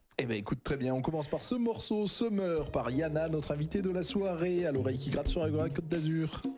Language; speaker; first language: French; native; French